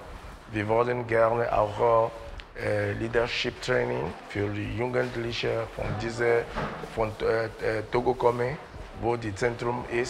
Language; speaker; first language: German; non-native, learner; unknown